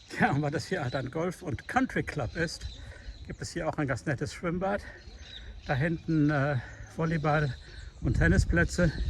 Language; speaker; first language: German; native; German